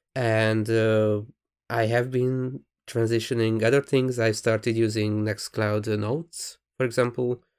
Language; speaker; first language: English; non-native, fluent; Hungarian